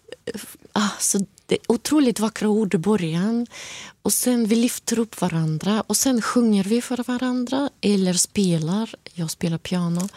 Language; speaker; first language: Swedish; non-native, fluent; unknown